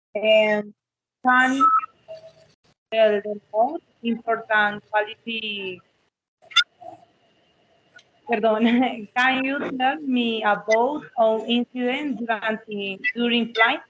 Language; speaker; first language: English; non-native, learner; Spanish